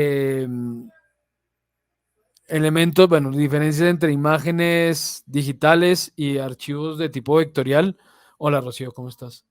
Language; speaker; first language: Spanish; native; Spanish